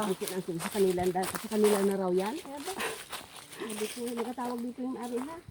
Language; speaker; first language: Filipino; non-native, local second language; Cebuano